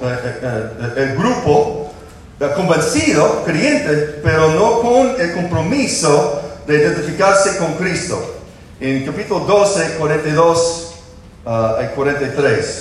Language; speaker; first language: Spanish; non-native, fluent; English